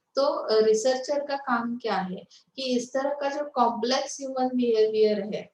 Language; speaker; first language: Hindi; non-native, local second language; Marathi